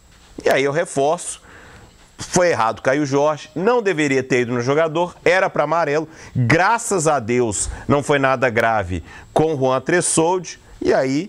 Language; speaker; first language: Portuguese; native; Portuguese